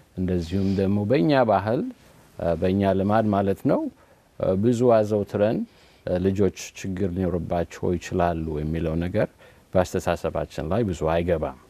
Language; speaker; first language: Amharic; native; Amharic